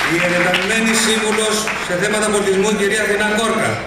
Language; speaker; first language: Greek; native; Greek